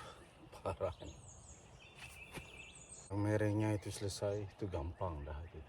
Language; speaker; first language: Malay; non-native, local second language; Balinese